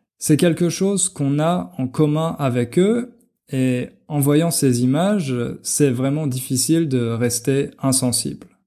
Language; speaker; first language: French; native; French